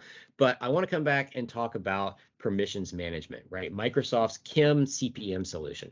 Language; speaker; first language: English; native; English